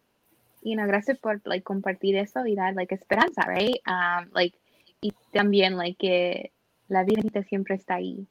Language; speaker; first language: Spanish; early bilingual, heritage; Spanish